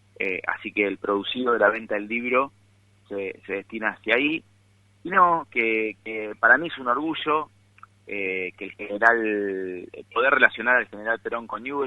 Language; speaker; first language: Spanish; native; Spanish